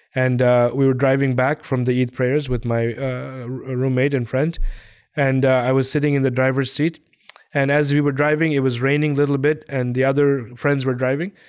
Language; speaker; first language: English; early bilingual, other home language; Hindi